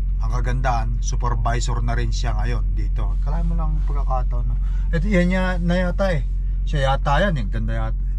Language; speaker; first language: Filipino; non-native, local second language; Iloko